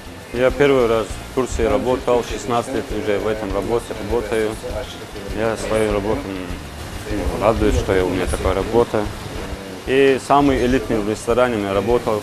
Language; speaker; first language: Russian; non-native, learner; Turkish